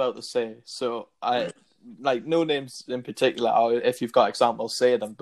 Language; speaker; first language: English; native; English